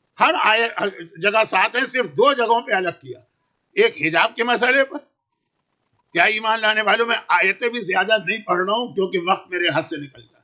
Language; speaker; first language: Urdu; native; Urdu